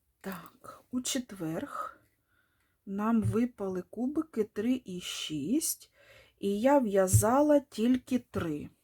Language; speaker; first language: Ukrainian; non-native, local second language; Russian